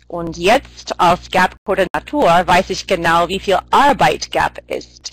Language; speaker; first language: German; non-native, fluent; English